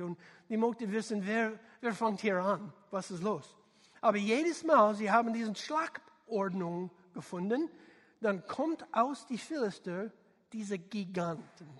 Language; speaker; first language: German; non-native, learner; English